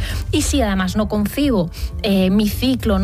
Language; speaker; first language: Spanish; native; Spanish